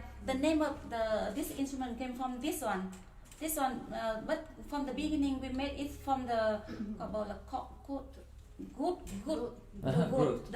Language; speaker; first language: English; non-native, learner; Vietnamese